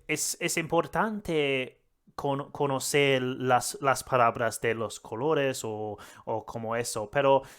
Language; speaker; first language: Spanish; non-native, learner; English